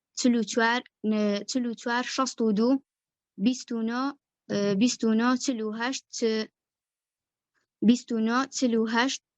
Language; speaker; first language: Central Kurdish; native; Central Kurdish